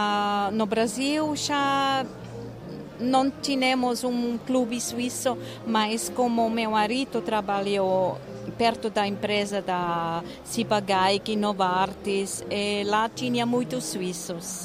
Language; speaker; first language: Portuguese; non-native, fluent; German